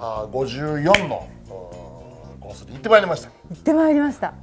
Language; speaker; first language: Japanese; native; Japanese